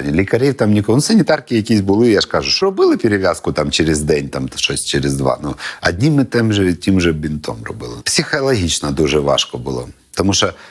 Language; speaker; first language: Ukrainian; non-native, local second language; Russian